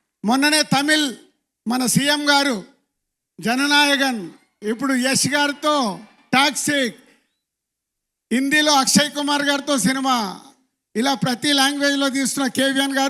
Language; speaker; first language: Telugu; native; Telugu